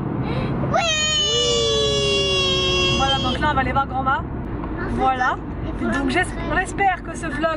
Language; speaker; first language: French; native; French